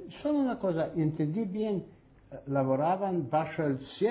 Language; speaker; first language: Spanish; early bilingual, heritage; Ladino